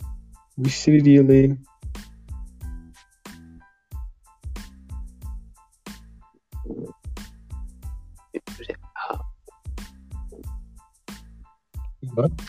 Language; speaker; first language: English; non-native, learner; Persian